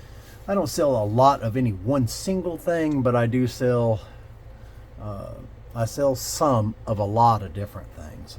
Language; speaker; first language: English; native; English